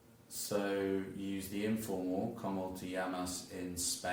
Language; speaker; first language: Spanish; non-native, learner; English